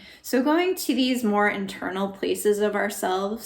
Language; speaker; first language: English; native; English